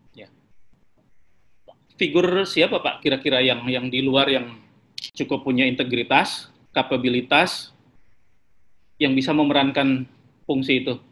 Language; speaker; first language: Indonesian; native; Indonesian